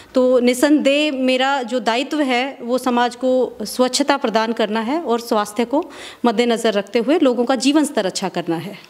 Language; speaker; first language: Hindi; native; Hindi